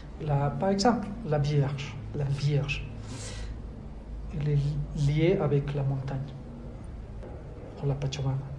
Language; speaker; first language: French; non-native, fluent; Spanish